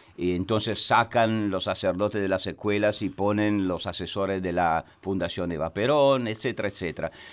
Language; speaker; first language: Spanish; non-native, fluent; Italian